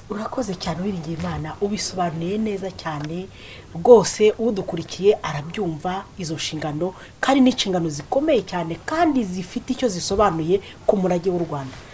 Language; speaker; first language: Kinyarwanda; native; Kinyarwanda